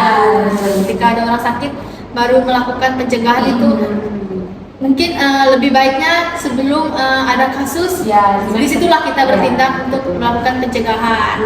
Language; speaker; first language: Indonesian; native; Indonesian